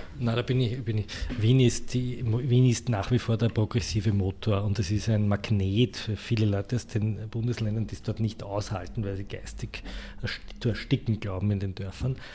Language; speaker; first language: German; native; German